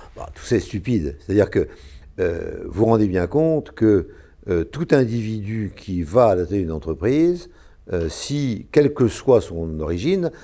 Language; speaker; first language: French; native; French